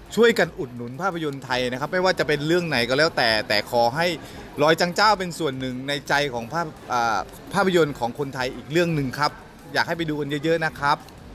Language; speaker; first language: Thai; native; Thai